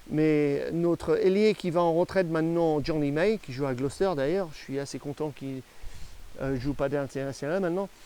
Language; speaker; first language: French; non-native, fluent; English